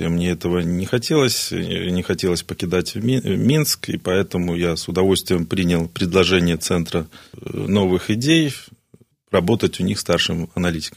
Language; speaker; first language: Russian; native; Russian